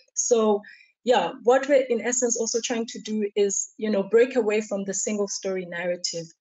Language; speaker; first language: English; non-native, local second language; Xhosa